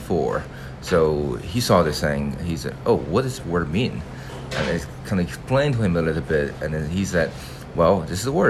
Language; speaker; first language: English; non-native, fluent; Chinese